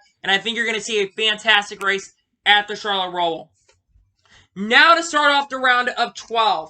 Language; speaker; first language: English; native; English